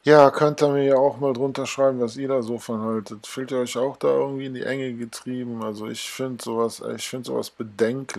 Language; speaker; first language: German; native; German